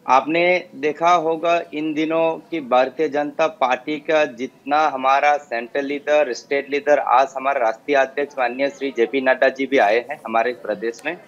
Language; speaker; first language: Hindi; non-native, local second language; Kok Borok